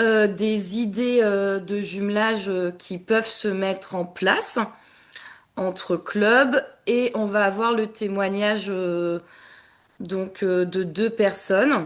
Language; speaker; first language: French; native; French